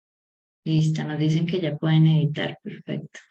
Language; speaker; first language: Spanish; native; Spanish